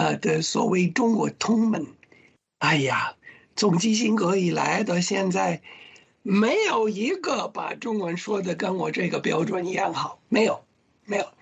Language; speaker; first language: Chinese; non-native, fluent; English